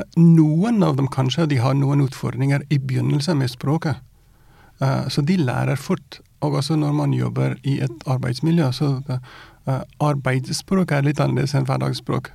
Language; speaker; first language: Norwegian; non-native, fluent; Persian